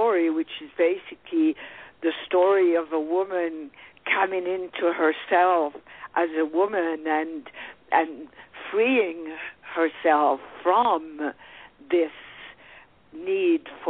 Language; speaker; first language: English; non-native, fluent; French